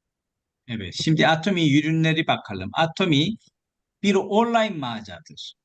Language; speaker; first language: Turkish; non-native, fluent; Korean